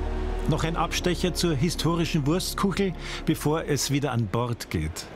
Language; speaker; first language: German; native; German